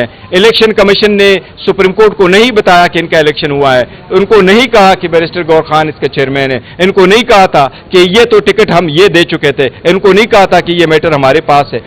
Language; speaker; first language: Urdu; non-native, local second language; Pashto